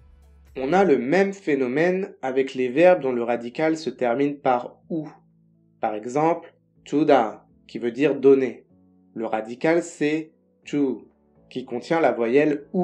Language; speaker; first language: French; native; French